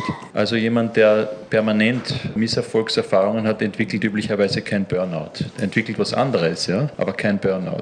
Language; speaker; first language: German; native; German